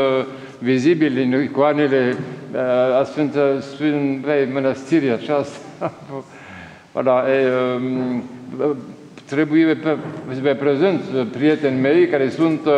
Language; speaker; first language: Romanian; non-native, learner; French